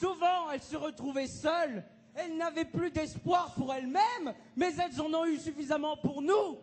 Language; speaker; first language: French; native; French